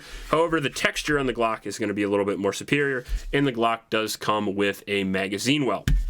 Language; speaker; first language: English; native; English